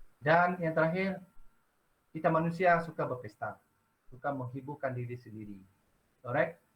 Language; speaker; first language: Malay; non-native, local second language; Iban